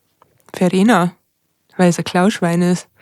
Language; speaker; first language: German; native; German